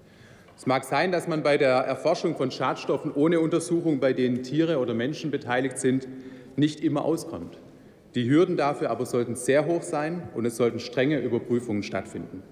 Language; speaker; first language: German; native; German